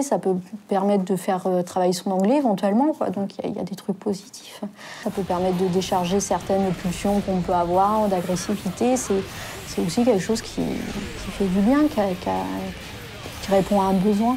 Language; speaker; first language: French; native; French